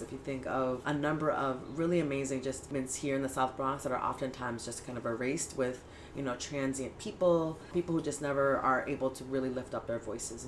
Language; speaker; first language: English; early bilingual, other home language; Spanish